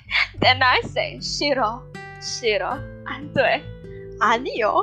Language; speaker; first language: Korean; non-native, learner; English